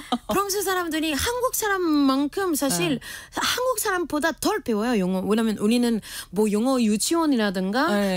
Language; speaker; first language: Korean; non-native, fluent; French